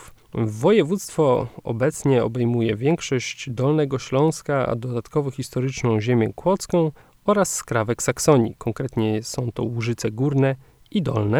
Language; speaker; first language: Polish; native; Polish